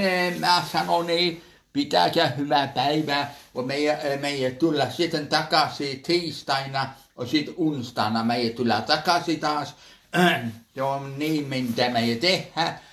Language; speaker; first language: Finnish; early bilingual, heritage; Finnish